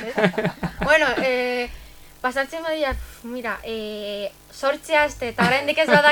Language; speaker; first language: Basque; non-native, local second language; Spanish